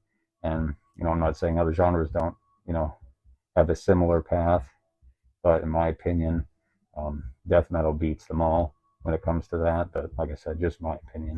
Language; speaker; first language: English; native; English